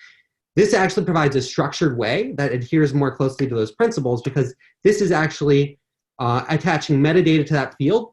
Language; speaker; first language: English; native; English